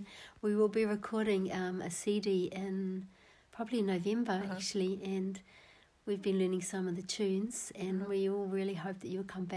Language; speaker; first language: English; native; English